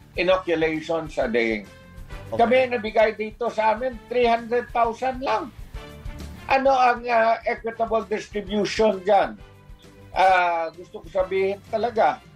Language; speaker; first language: Filipino; non-native, local second language; Hiligaynon